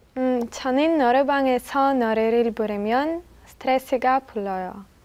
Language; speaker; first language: Korean; non-native, learner; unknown